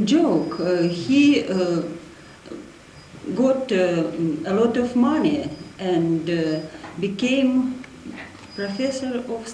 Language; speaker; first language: English; non-native, learner; Russian